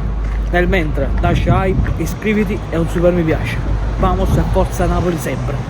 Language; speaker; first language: Italian; native; Italian